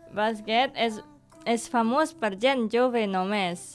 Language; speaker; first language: Catalan; non-native, learner; Indonesian